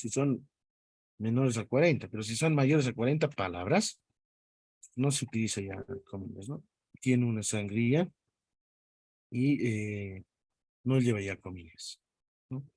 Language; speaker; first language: Spanish; native; Spanish